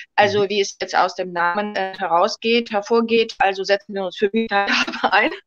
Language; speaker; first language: German; non-native, fluent; Russian